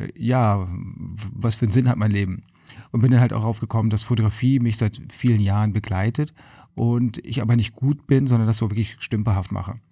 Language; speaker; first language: German; native; German